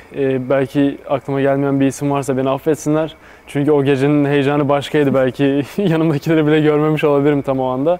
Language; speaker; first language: Turkish; native; Turkish